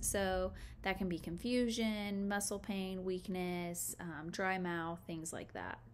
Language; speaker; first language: English; native; English